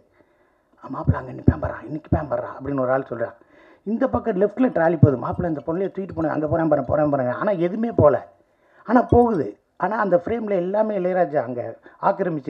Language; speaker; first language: Tamil; native; Tamil